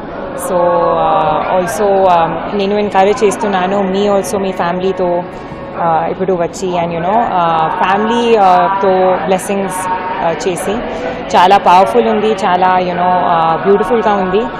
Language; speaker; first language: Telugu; non-native, learner; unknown